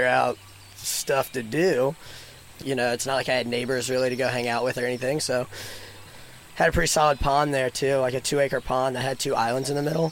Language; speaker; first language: English; native; English